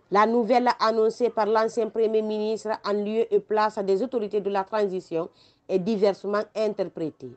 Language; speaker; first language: French; non-native, local second language; Fula